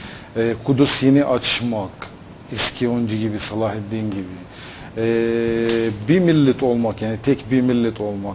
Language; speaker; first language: Turkish; non-native, fluent; Arabic